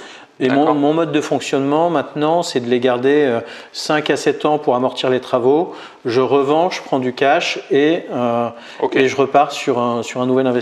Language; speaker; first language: French; native; French